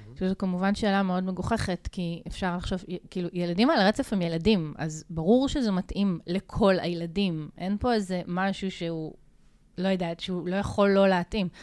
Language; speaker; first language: Hebrew; native; Hebrew